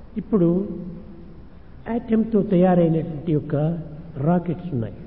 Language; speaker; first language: Telugu; native; Telugu